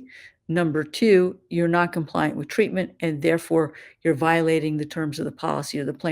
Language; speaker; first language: English; native; English